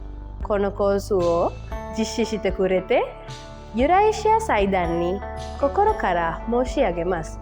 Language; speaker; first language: Japanese; non-native, learner; Sinhala